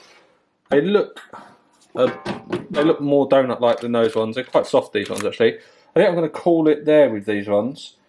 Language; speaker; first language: English; native; English